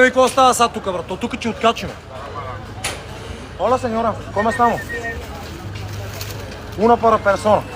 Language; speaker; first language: Spanish; non-native, learner; Bulgarian